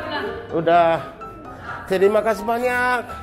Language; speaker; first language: Indonesian; non-native, fluent; Japanese